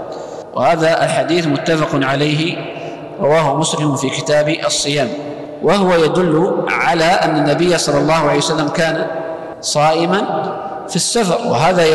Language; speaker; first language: Arabic; native; Arabic